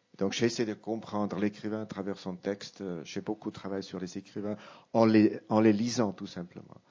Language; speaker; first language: French; non-native, local second language; Italian